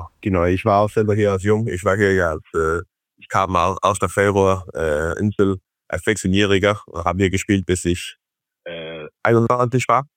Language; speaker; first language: German; non-native, fluent; Faroese